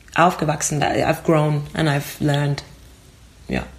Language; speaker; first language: German; non-native, learner; English